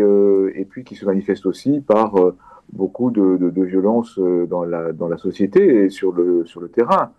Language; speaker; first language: French; native; French